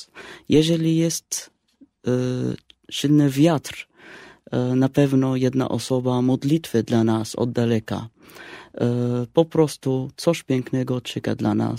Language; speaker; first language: Polish; non-native, fluent; Arabic